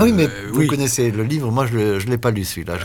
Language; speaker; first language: French; native; French